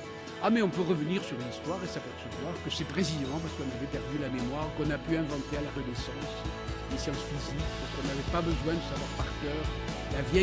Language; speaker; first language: French; native; French